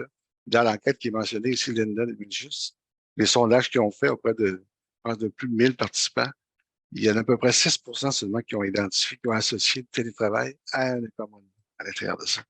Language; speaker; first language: French; native; French